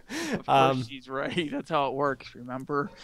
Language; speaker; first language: English; native; English